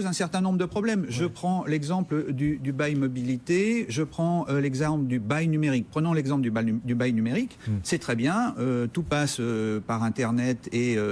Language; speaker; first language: French; native; French